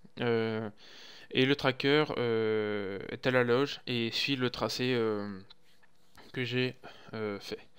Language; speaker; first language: French; native; French